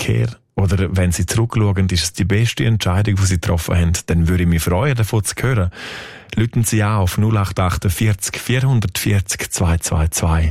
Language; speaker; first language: German; native; German